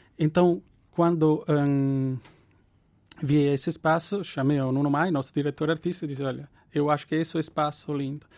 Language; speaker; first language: Portuguese; non-native, fluent; Italian